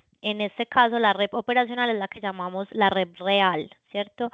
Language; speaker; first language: Spanish; native; Spanish